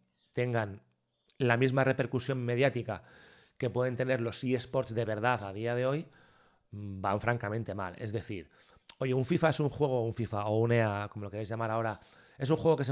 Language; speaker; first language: Spanish; native; Spanish